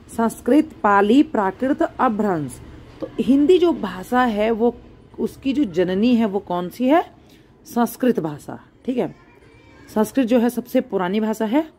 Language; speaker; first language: Hindi; native; Hindi